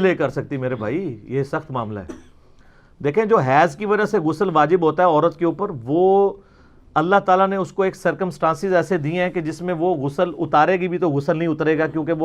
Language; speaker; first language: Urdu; non-native, local second language; Punjabi